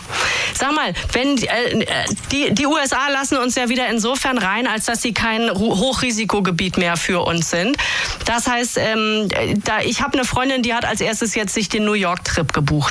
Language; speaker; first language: German; native; German